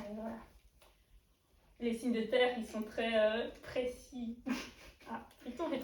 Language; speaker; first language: French; native; French